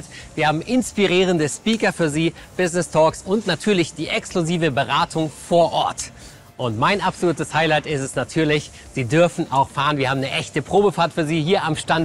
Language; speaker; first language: German; native; German